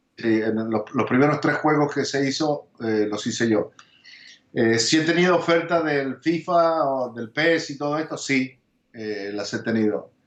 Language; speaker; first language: Spanish; early bilingual, heritage; Spanish